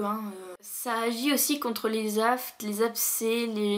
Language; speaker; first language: French; native; French